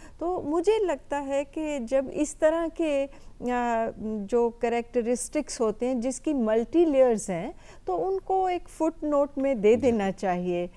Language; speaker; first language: Hindi; non-native, local second language; Punjabi